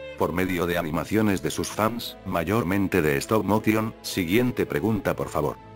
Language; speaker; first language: Spanish; native; Spanish